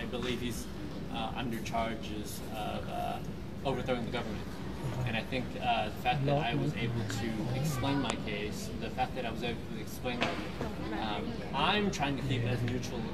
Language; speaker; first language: English; early bilingual, other home language; Vietnamese